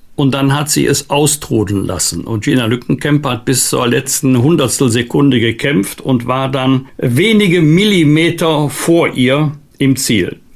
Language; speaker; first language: German; native; German